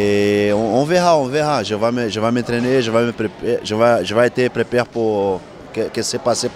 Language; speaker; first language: French; non-native, learner; Portuguese